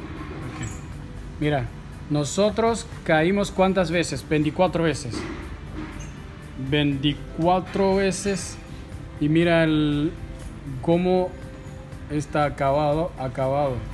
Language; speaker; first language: Spanish; non-native, fluent; Chinese